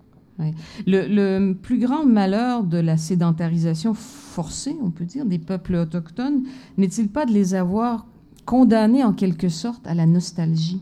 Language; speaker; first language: French; native; French